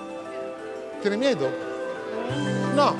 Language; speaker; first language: Spanish; non-native, learner; Italian